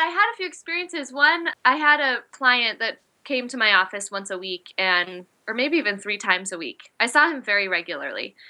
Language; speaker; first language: English; native; English